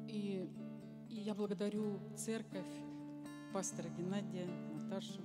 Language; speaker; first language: Russian; native; Russian